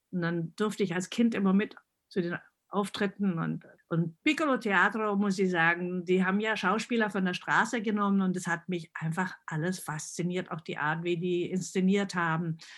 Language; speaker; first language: German; early bilingual, other home language; Italian